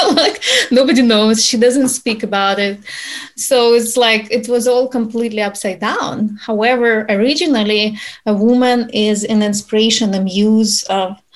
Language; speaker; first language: English; non-native, fluent; Ukrainian